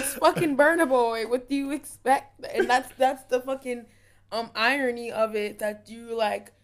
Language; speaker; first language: English; native; English